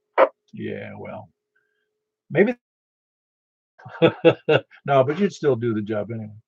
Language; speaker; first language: English; native; English